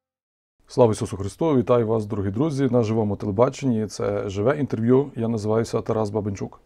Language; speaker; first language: Ukrainian; native; Ukrainian